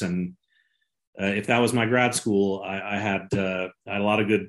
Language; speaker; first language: English; native; English